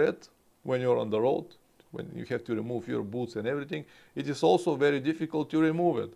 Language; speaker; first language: English; non-native, fluent; Bulgarian